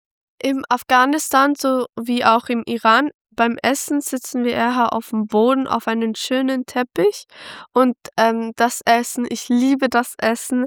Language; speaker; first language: German; early bilingual, other home language; Pashto